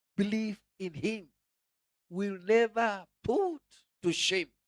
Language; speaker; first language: English; non-native, local second language; Kikuyu